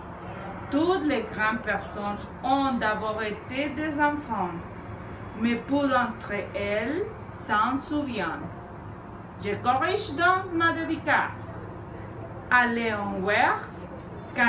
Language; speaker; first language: French; non-native, fluent; Spanish